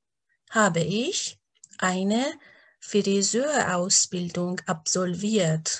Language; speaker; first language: German; non-native, fluent; Persian